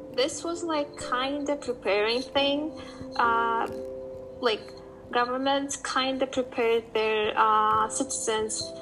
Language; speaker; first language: English; non-native, fluent; Uzbek